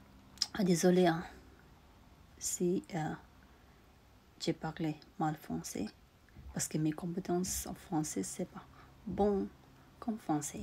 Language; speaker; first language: French; non-native, learner; Tibetan